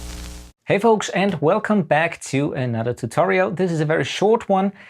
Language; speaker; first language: English; non-native, fluent; German